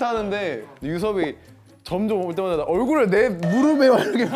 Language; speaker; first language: Korean; native; Korean